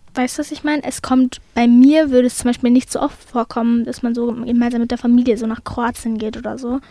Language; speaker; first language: German; early bilingual, other home language; Persian